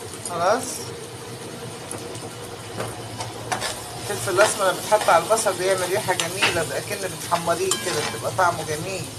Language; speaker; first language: Arabic; native; Arabic